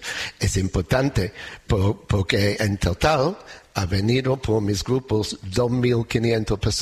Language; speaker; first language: Spanish; non-native, learner; English